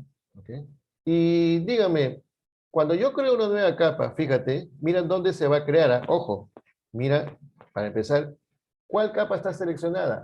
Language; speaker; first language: Spanish; native; Spanish